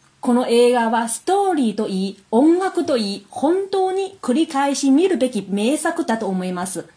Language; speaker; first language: Japanese; non-native, fluent; Chinese